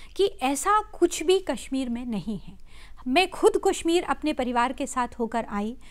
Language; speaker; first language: Hindi; native; Hindi